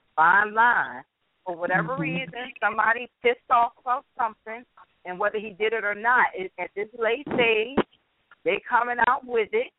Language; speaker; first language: English; native; English